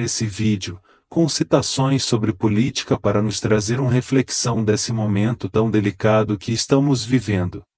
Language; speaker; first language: Portuguese; native; Portuguese